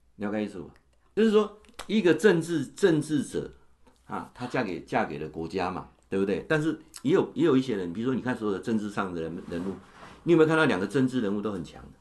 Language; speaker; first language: Chinese; native; Chinese